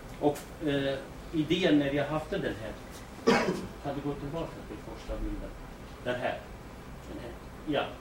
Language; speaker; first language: Swedish; non-native, fluent; Kurdish